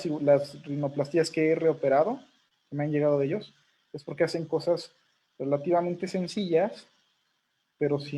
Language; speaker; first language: Spanish; native; Spanish